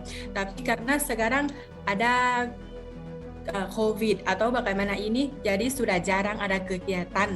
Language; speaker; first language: Indonesian; non-native, fluent; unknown